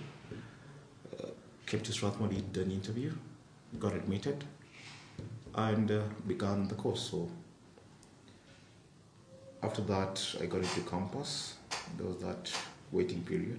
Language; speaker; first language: English; non-native, local second language; Luo (Kenya and Tanzania)